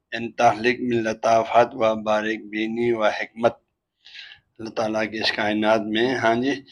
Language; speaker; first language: Urdu; non-native, local second language; Balti